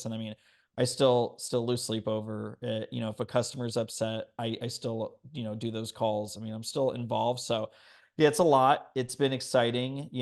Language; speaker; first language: English; native; English